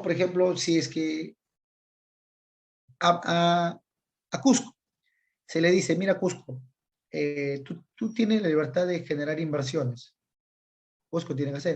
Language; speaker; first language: Spanish; native; Spanish